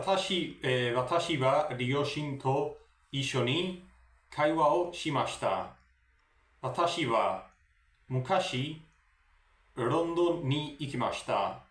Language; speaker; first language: Japanese; non-native, learner; Spanish